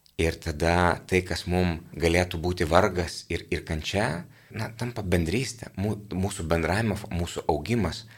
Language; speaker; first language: Lithuanian; native; Lithuanian